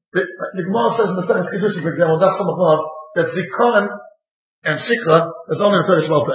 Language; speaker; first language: English; native; English